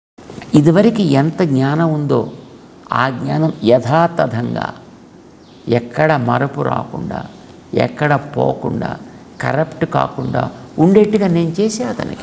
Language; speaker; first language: Telugu; native; Telugu